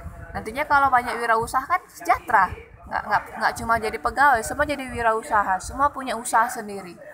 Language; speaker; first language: Indonesian; native; Indonesian